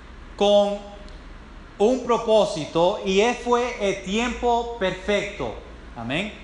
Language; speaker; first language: Spanish; non-native, fluent; English